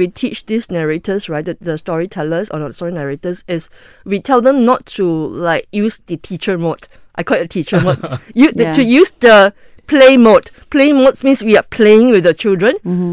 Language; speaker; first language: English; non-native, local second language; Cantonese